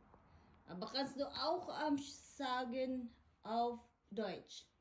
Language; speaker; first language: German; non-native, learner; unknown